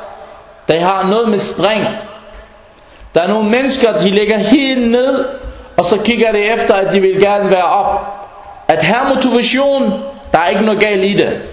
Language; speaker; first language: Danish; non-native, fluent; Arabic